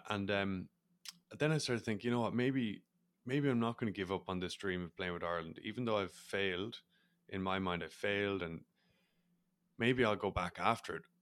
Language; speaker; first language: English; native; English